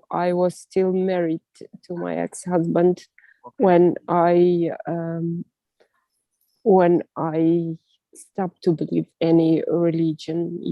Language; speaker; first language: English; non-native, learner; Russian